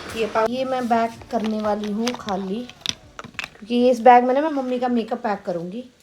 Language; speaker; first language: Hindi; early bilingual, other home language; Nepali